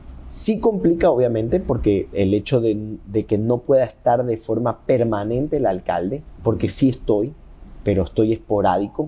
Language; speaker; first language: Spanish; native; Spanish